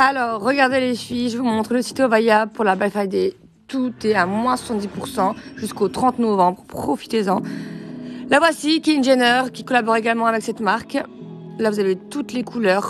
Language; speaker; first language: French; native; French